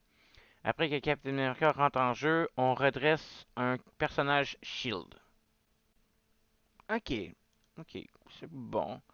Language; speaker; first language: French; native; French